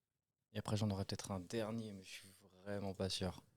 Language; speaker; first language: French; native; French